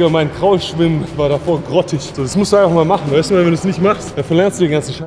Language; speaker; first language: German; native; German